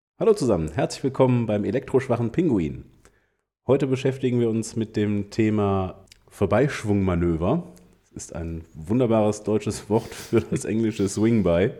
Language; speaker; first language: German; native; German